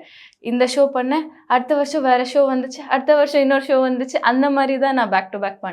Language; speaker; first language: Tamil; non-native, local second language; Bangla